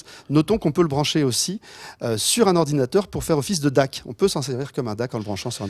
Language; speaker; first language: French; native; French